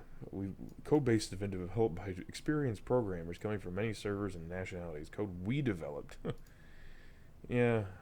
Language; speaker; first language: English; native; English